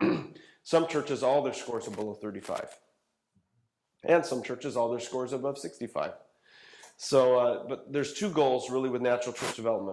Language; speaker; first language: English; native; English